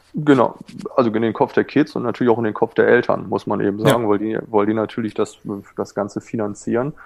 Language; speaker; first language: German; native; German